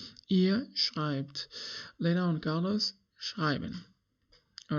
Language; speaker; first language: German; non-native, learner; English